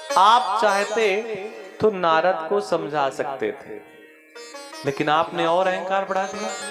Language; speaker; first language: Hindi; native; Hindi